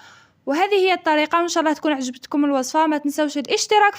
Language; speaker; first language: Arabic; native; Arabic